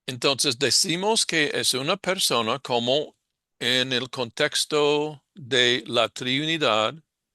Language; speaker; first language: Spanish; non-native, fluent; English